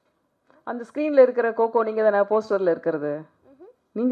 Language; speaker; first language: Tamil; native; Tamil